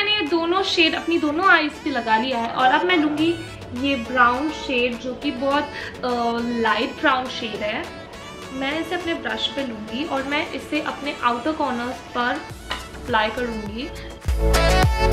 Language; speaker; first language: Hindi; native; Hindi